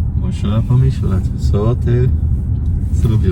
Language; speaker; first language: Polish; non-native, learner; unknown